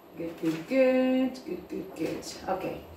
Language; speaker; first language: English; non-native, fluent; Spanish